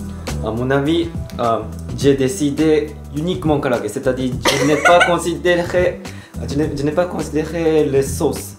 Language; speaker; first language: French; non-native, learner; Japanese